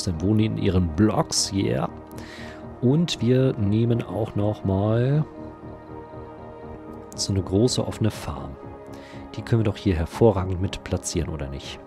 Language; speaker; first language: German; native; German